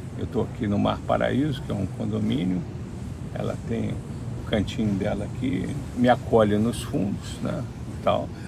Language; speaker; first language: Portuguese; native; Portuguese